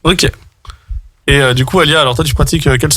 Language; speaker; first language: French; native; French